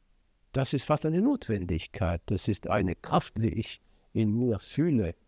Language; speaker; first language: German; non-native, fluent; French